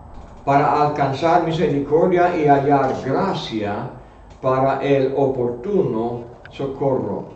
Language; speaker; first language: Spanish; non-native, fluent; English